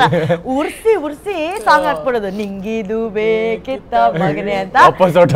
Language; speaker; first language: Kannada; native; Kannada